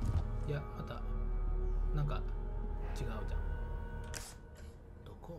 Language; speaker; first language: Japanese; non-native, fluent; Indonesian